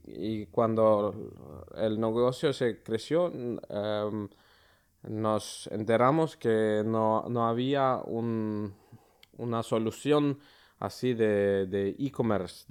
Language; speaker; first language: Spanish; early bilingual, other home language; Finnish